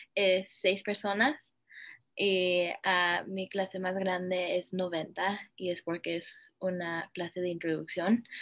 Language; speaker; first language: Spanish; early bilingual, heritage; Spanish